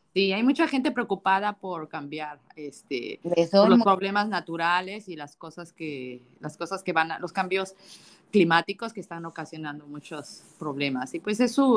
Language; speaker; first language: Spanish; native; Spanish